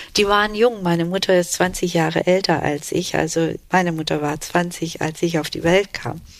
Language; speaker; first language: German; early bilingual, other home language; Turkish